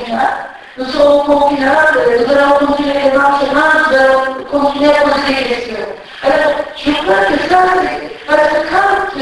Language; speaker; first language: French; non-native, fluent; Turkish